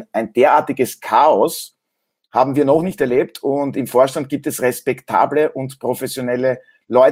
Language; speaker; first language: German; native; German